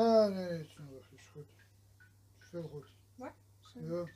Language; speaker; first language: Dutch; non-native, learner; Serbian